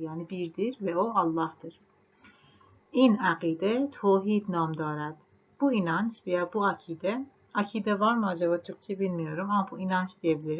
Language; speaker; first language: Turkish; non-native, fluent; Persian